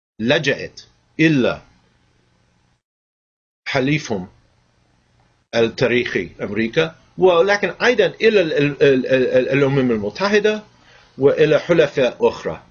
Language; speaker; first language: Arabic; non-native, fluent; English